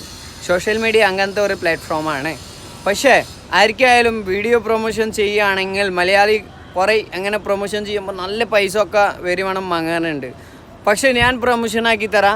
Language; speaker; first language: Malayalam; non-native, local second language; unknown